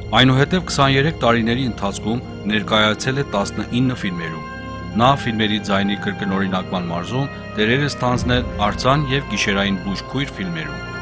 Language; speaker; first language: Armenian; early bilingual, heritage; Armenian